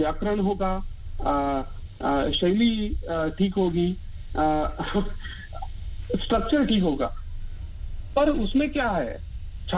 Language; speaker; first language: Hindi; non-native, local second language; Marathi